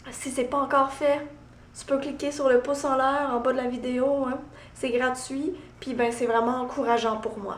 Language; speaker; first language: French; native; French